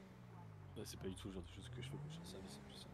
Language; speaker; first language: French; native; French